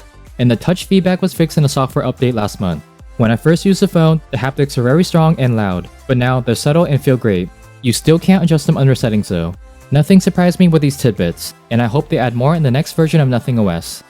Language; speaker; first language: English; native; English